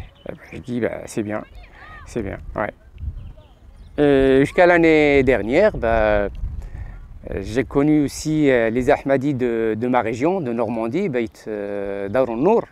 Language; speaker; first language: French; non-native, local second language; Arabic